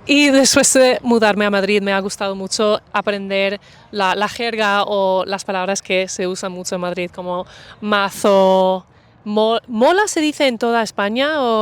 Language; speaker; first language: Spanish; non-native, fluent; English